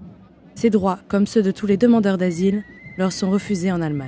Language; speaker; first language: French; native; French